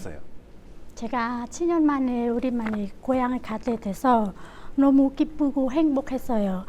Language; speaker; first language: Korean; non-native, learner; Khmer